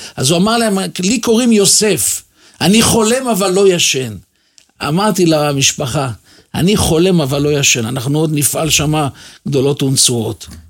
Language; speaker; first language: Hebrew; native; Hebrew